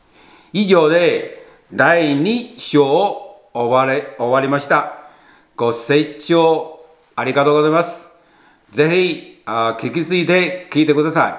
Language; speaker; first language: Japanese; non-native, fluent; Chinese